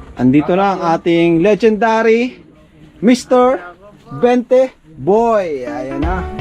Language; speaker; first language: Filipino; native; Filipino